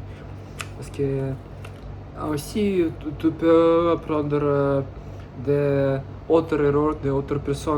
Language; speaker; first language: French; non-native, learner; Russian